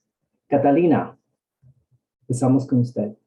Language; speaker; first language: Spanish; early bilingual, heritage; Spanish